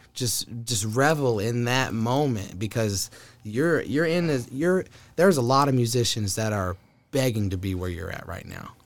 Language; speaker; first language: English; native; English